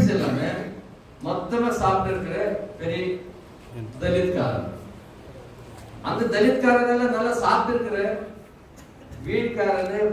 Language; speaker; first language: Tamil; non-native, learner; Kannada